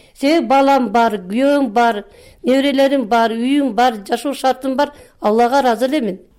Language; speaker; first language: Kyrgyz; native; Kyrgyz